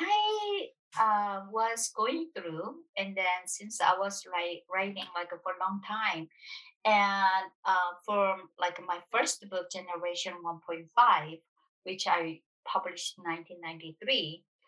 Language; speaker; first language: English; non-native, fluent; Korean